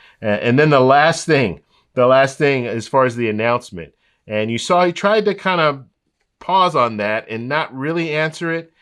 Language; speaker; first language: English; native; English